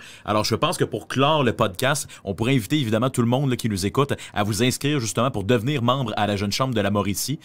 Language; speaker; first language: French; native; French